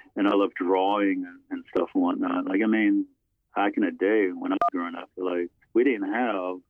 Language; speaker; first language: English; non-native, fluent; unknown